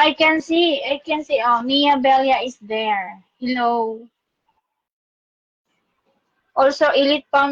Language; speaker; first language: English; non-native, local second language; Filipino